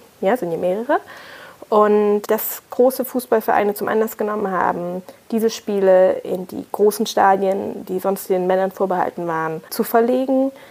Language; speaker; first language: German; native; German